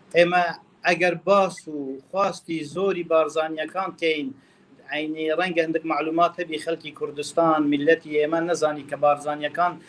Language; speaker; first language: Central Kurdish; non-native, local second language; Kurdish